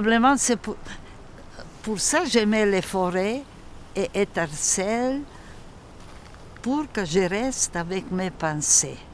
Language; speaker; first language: French; non-native, local second language; Macedonian